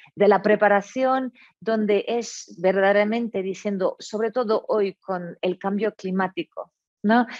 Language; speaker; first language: Spanish; non-native, fluent; French